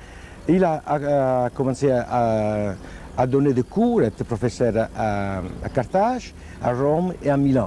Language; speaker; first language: French; non-native, fluent; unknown